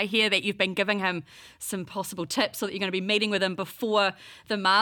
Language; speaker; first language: English; native; English